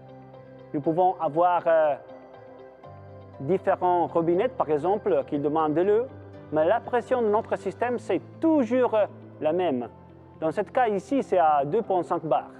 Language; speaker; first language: French; non-native, fluent; Italian